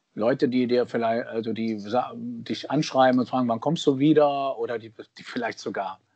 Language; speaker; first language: German; native; German